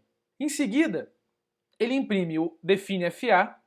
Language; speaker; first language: Portuguese; native; Portuguese